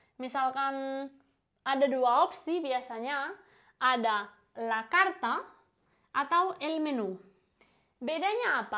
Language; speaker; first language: Indonesian; non-native, fluent; Spanish